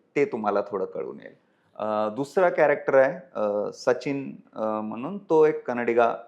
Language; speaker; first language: Marathi; native; Marathi